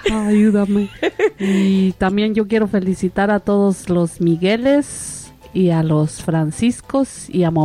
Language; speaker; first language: Spanish; native; Spanish